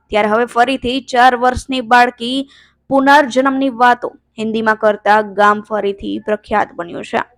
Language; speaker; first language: Gujarati; native; Gujarati